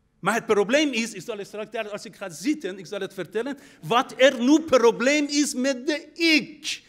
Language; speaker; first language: Dutch; non-native, fluent; Persian